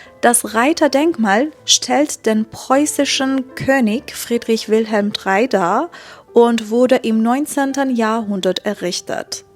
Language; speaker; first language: German; non-native, fluent; Persian